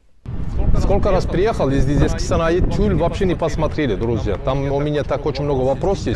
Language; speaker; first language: Russian; non-native, learner; Turkish